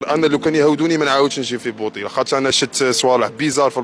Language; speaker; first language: Arabic; native; Arabic